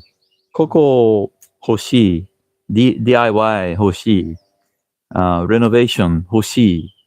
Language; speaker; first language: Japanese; non-native, learner; English